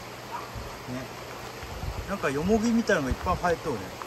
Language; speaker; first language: Japanese; native; Japanese